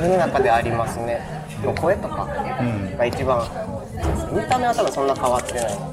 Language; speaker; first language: Japanese; native; Japanese